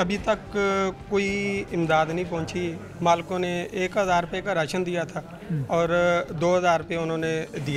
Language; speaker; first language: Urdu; non-native, local second language; Punjabi